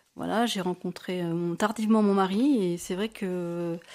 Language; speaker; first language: French; native; French